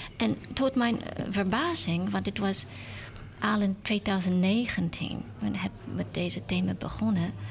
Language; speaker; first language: Dutch; non-native, learner; English